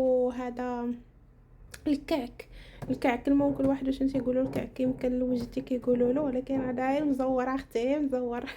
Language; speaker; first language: Arabic; native; Arabic